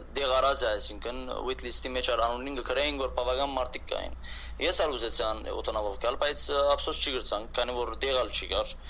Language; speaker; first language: Armenian; native; Armenian